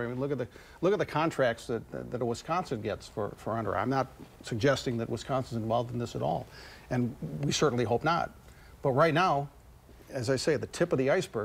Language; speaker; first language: English; native; English